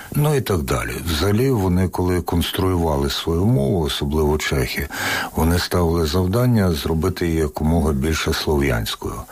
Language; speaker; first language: Ukrainian; non-native, local second language; Russian